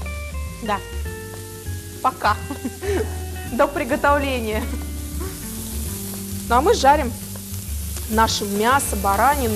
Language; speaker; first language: Russian; native; Russian